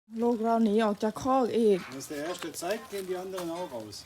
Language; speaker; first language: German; non-native, learner; Thai